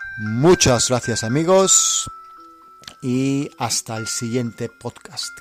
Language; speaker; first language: Spanish; non-native, fluent; English